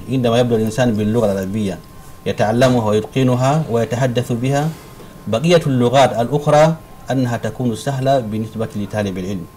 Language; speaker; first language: Arabic; non-native, fluent; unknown